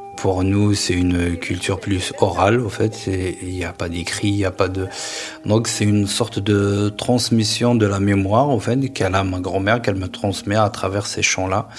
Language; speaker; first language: French; non-native, local second language; Kabyle